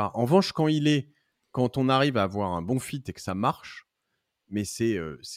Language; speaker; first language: French; native; French